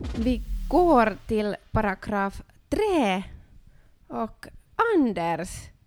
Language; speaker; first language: Swedish; non-native, local second language; Finnish